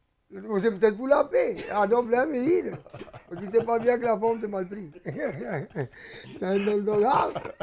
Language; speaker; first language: French; early bilingual, heritage; French